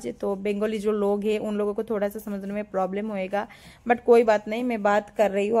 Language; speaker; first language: Hindi; non-native, local second language; Bangla